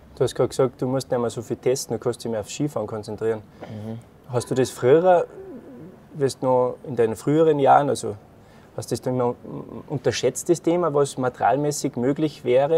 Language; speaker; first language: German; native; German